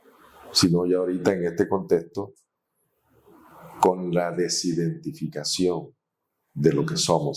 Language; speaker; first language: Spanish; native; Spanish